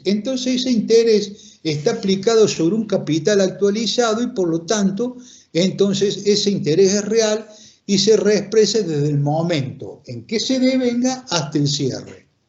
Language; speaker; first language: Spanish; native; Spanish